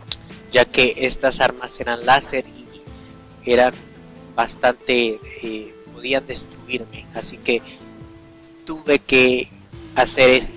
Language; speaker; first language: Spanish; native; Spanish